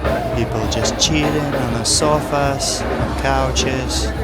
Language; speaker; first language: English; non-native, fluent; Russian